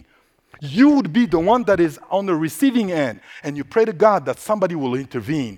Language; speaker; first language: English; non-native, fluent; Sango